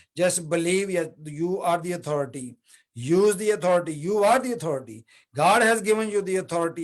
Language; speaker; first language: English; non-native, local second language; Urdu